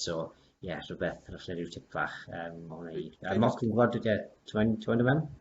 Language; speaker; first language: Welsh; native; Welsh